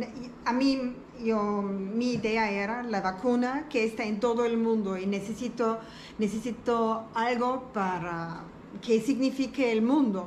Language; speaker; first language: Spanish; non-native, learner; German